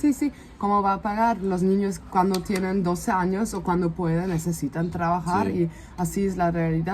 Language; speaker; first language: Spanish; non-native, fluent; German